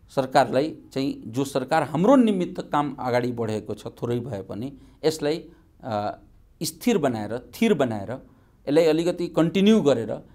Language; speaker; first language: Nepali; non-native, local second language; Maithili